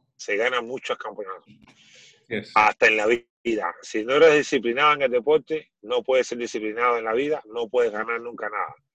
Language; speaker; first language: Spanish; native; Spanish